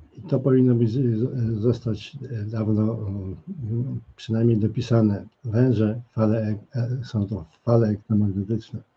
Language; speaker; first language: Polish; native; Polish